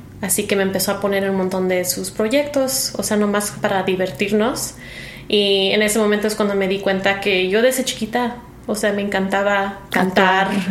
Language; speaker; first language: Spanish; early bilingual, heritage; Spanish